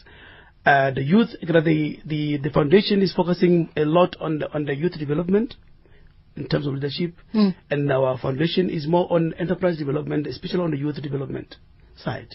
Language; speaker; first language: English; non-native, local second language; Northern Sotho